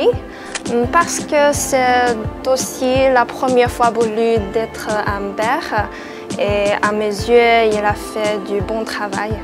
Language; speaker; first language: French; non-native, fluent; Chinese